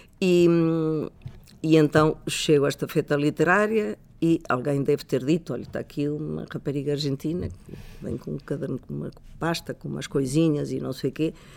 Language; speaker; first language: Portuguese; non-native, fluent; Spanish